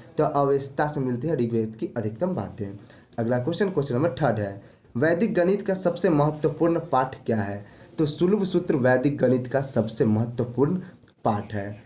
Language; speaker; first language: Hindi; native; Hindi